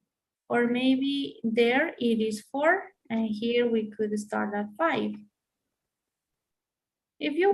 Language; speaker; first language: English; non-native, fluent; Spanish